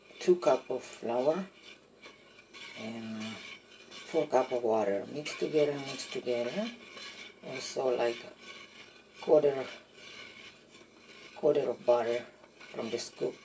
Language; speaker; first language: English; non-native, learner; Indonesian